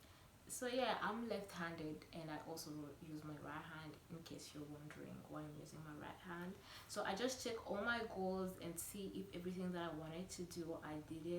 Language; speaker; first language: English; non-native, local second language; Kinyarwanda